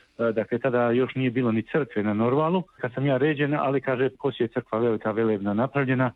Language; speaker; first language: Croatian; native; Croatian